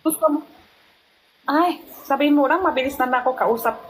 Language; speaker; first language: Filipino; non-native, learner; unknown